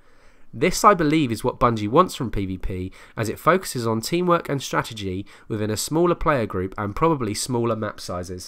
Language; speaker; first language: English; native; English